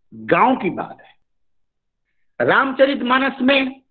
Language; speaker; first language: Hindi; non-native, local second language; Odia